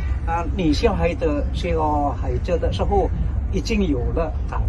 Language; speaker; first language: Chinese; non-native, learner; Indonesian